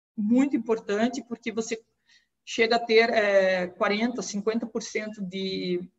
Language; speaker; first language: Portuguese; native; Portuguese